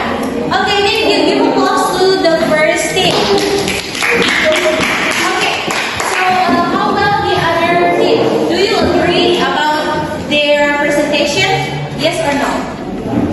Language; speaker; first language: English; non-native, fluent; Indonesian